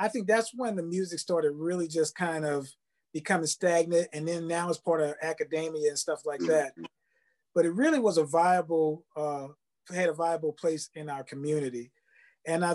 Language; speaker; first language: English; native; English